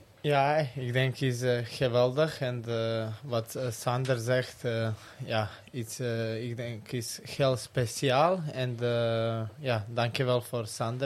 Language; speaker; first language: Dutch; non-native, learner; Serbian